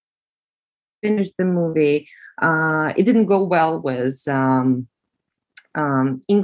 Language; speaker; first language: English; non-native, fluent; Russian